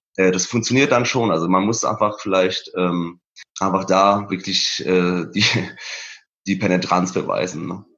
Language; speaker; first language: German; early bilingual, other home language; Persian